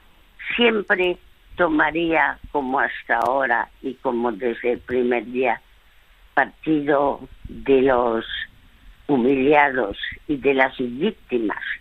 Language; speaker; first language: Spanish; early bilingual, other home language; French